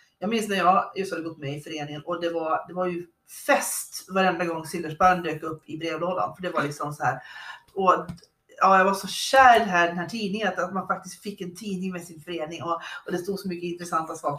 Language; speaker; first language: Swedish; native; Swedish